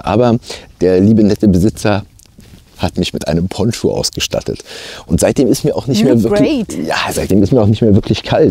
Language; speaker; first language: German; native; German